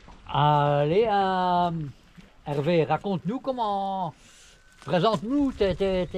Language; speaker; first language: French; non-native, fluent; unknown